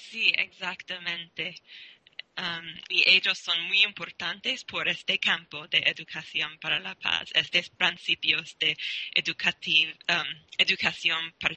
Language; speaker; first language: Spanish; non-native, learner; English